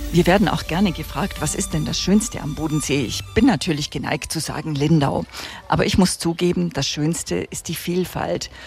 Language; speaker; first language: German; native; German